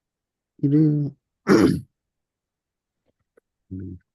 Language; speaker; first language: Japanese; non-native, learner; English